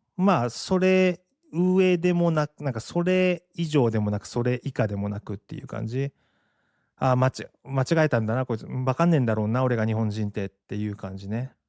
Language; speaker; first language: Japanese; native; Japanese